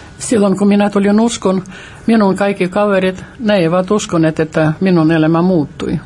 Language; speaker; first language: Finnish; non-native, fluent; Russian